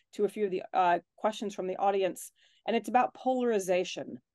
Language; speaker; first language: English; native; English